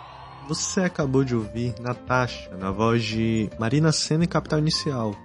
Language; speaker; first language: Portuguese; native; Portuguese